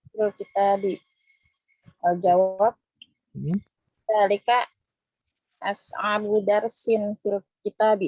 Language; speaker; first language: Arabic; non-native, learner; Indonesian